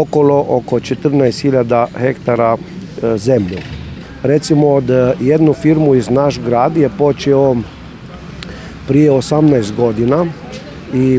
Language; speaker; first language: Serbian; non-native, learner; Romanian